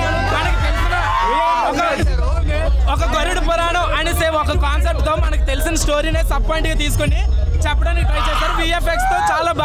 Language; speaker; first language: Telugu; native; Telugu